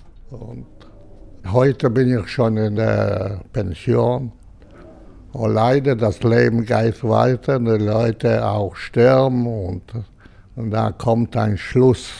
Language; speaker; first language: German; non-native, fluent; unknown